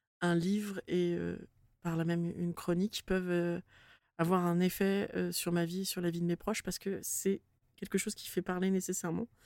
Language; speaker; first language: French; native; French